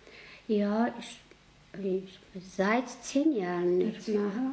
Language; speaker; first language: German; non-native, learner; Mongolian